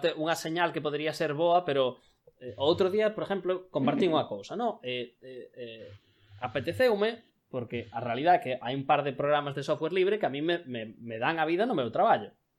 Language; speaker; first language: Galician; non-native, local second language; Spanish